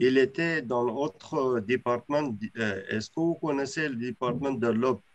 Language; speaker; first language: French; non-native, learner; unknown